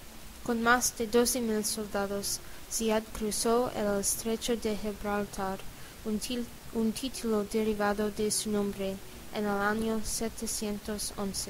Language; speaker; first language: Spanish; non-native, learner; English